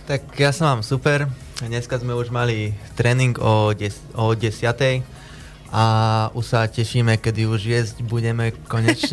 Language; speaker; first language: Slovak; native; Slovak